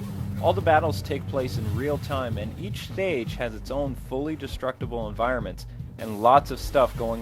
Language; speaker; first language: English; native; English